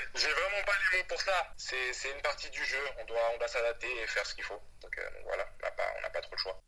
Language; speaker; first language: French; early bilingual, other home language; Wolof